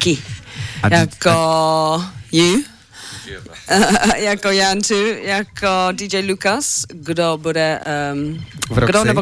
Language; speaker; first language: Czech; non-native, learner; English